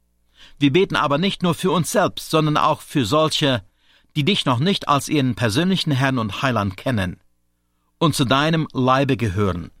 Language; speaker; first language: German; native; German